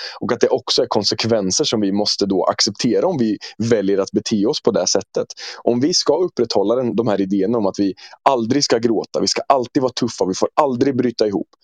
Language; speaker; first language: Swedish; early bilingual, other home language; Turkish